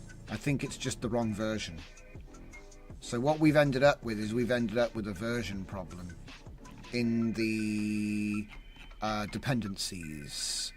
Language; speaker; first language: English; native; English